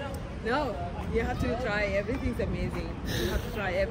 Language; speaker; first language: English; non-native, learner; Arabic